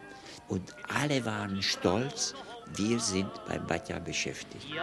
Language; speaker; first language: German; non-native, fluent; Czech